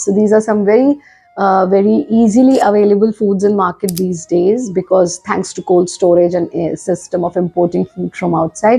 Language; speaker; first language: English; non-native, local second language; Hindi